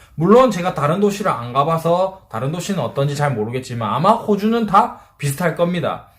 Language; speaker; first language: Korean; native; Korean